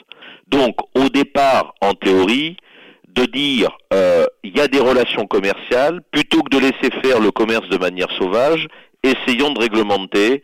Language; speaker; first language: French; native; French